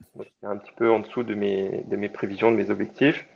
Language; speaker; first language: French; native; French